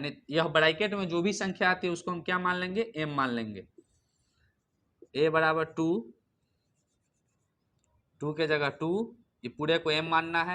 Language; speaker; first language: Hindi; native; Hindi